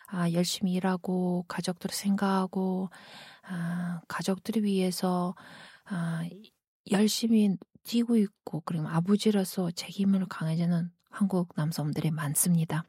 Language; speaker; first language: Korean; non-native, fluent; Kyrgyz